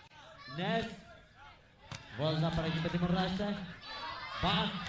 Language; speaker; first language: Portuguese; non-native, local second language; Tetum